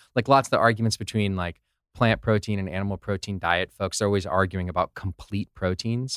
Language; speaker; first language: English; native; English